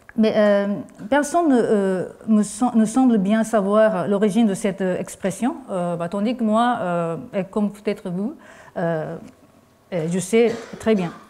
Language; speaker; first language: French; non-native, fluent; Japanese